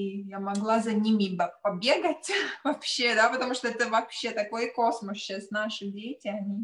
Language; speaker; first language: Russian; non-native, local second language; Latvian